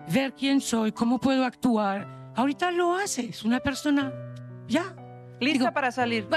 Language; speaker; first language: Spanish; non-native, fluent; French